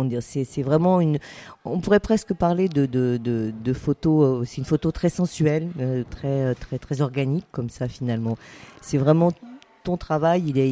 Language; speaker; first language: French; native; French